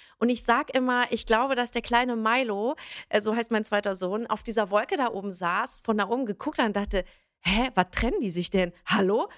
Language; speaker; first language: German; early bilingual, other home language; Persian